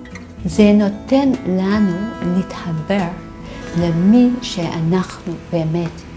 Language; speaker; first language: Hebrew; non-native, fluent; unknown